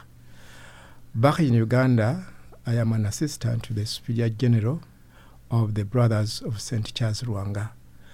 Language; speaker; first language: English; non-native, local second language; Ganda